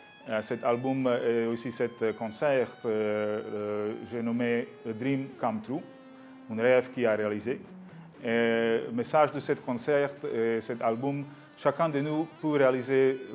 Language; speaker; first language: French; non-native, learner; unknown